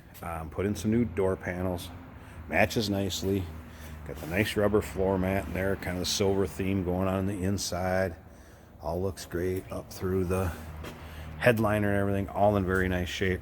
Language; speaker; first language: English; native; English